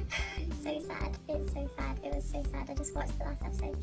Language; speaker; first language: English; native; English